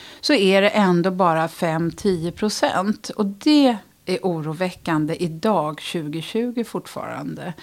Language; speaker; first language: Swedish; native; Swedish